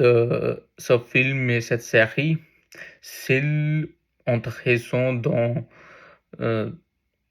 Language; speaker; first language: French; non-native, learner; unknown